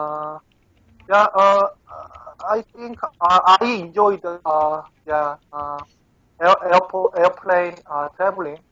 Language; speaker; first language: English; non-native, learner; Korean